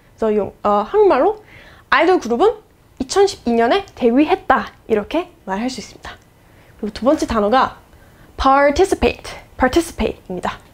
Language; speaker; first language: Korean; non-native, fluent; English